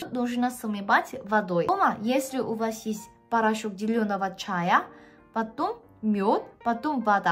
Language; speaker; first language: Russian; non-native, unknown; Korean